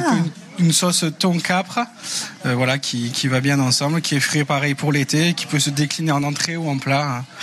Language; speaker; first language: French; native; French